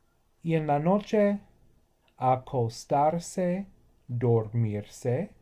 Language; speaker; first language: Spanish; non-native, fluent; English